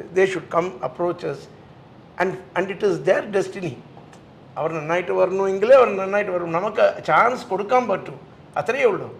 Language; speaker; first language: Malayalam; non-native, fluent; Telugu